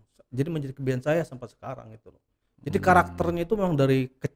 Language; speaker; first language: Indonesian; native; Indonesian